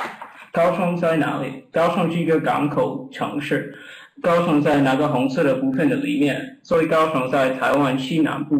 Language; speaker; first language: Chinese; non-native, fluent; English